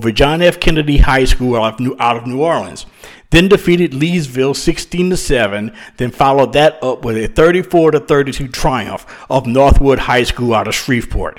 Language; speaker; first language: English; native; English